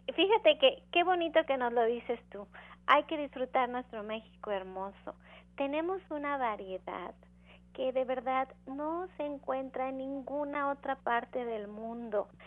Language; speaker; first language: Spanish; native; Spanish